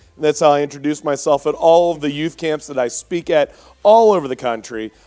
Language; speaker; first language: English; native; English